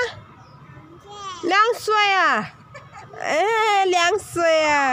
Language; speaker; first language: Chinese; non-native, learner; Indonesian